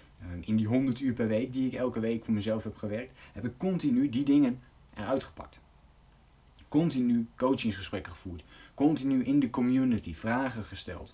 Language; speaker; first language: Dutch; native; Dutch